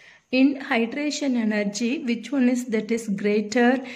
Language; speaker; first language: English; non-native, local second language; Tamil